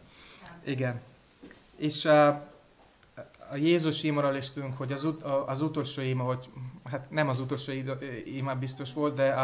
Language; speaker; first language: Hungarian; non-native, learner; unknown